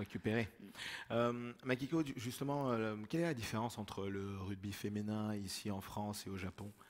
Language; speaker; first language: French; native; French